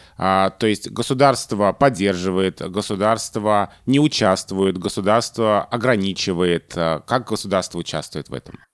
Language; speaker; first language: Russian; native; Russian